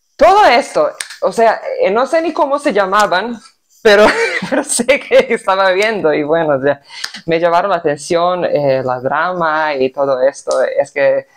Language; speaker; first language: Spanish; non-native, fluent; Serbian